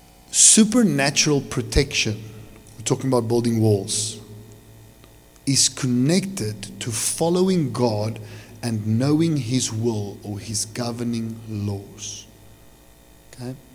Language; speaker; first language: English; non-native, local second language; Afrikaans